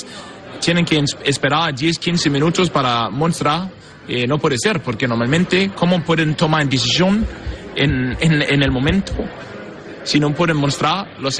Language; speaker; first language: Spanish; non-native, fluent; Portuguese